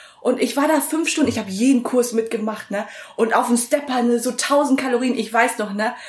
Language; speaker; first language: German; early bilingual, other home language; Vietnamese